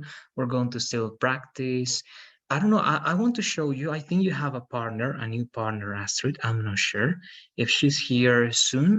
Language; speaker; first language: English; non-native, fluent; Spanish